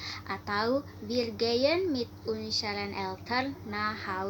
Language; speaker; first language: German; non-native, learner; Indonesian